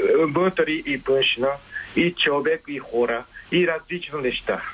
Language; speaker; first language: Bulgarian; non-native, learner; Japanese